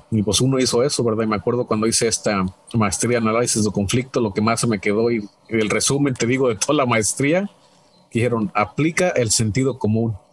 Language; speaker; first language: Spanish; native; Spanish